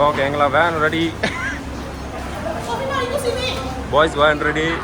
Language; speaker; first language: English; non-native, local second language; Tulu